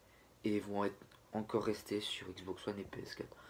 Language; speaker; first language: French; native; French